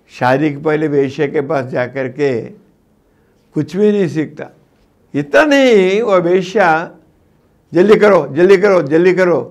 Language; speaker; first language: Hindi; non-native, local second language; Telugu